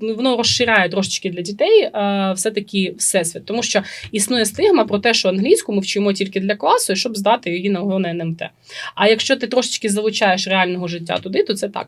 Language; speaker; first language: Ukrainian; native; Ukrainian